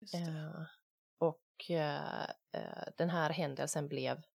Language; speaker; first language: Swedish; non-native, fluent; Bosnian